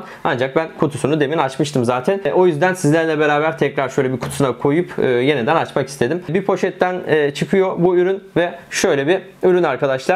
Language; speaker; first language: Turkish; native; Turkish